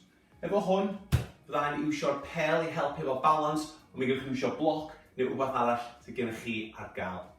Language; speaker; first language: Welsh; native; Welsh